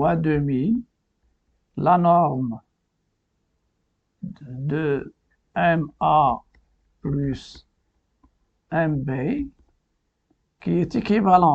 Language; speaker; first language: French; non-native, local second language; Arabic